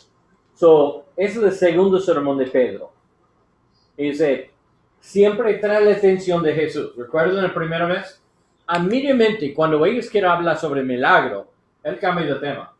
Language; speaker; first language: Spanish; non-native, learner; English